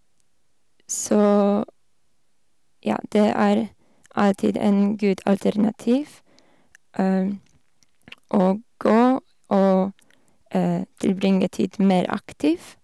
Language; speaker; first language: Norwegian; non-native, learner; Polish